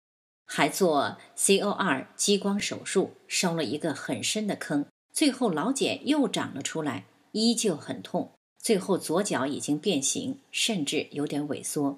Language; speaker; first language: Chinese; native; Chinese